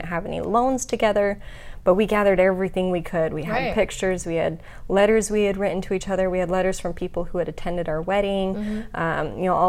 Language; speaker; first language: English; native; English